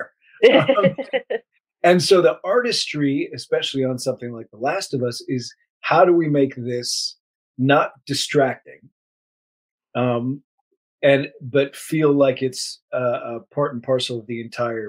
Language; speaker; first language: English; native; English